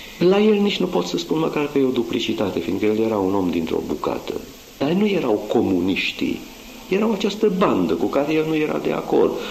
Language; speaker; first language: Romanian; non-native, local second language; Hungarian